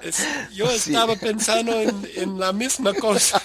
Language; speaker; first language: Spanish; non-native, learner; English